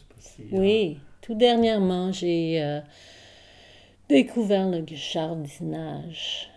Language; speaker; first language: French; non-native, local second language; English